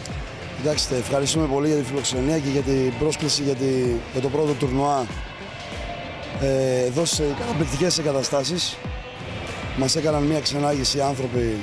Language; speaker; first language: Greek; native; Greek